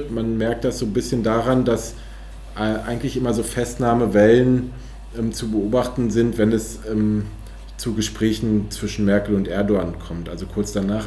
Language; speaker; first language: German; native; German